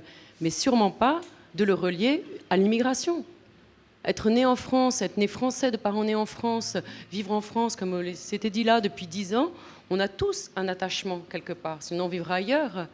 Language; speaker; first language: French; native; French